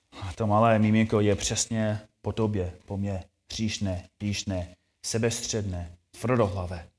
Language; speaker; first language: Czech; non-native, fluent; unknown